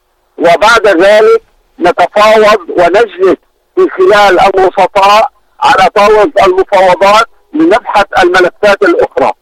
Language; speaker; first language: Arabic; native; Arabic